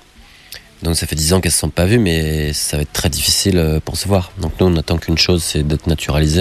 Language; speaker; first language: French; native; French